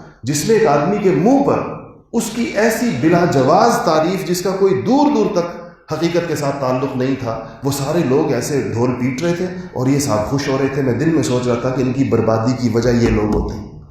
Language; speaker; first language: Urdu; native; Urdu